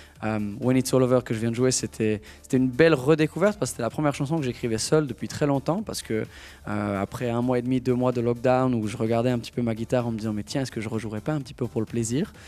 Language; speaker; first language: French; native; French